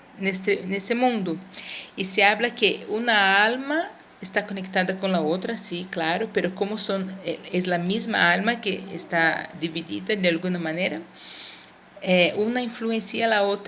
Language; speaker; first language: Spanish; non-native, fluent; Portuguese